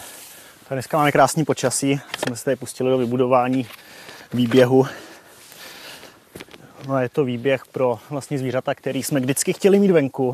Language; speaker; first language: Czech; native; Czech